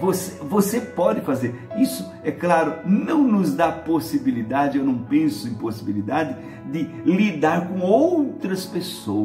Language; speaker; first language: Portuguese; native; Portuguese